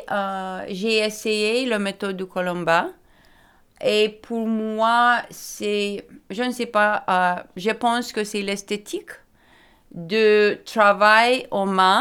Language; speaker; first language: French; non-native, learner; Lithuanian